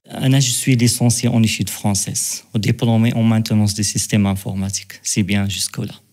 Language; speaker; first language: French; non-native, local second language; Arabic